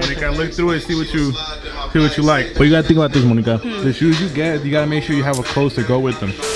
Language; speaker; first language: English; early bilingual, other home language; Spanish